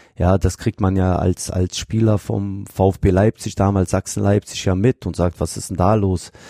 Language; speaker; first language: German; non-native, fluent; Bosnian